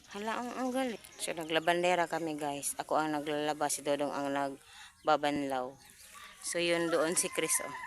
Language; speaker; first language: Filipino; non-native, local second language; Cebuano